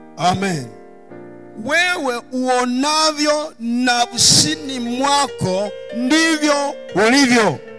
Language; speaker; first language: Swahili; non-native, local second language; Luyia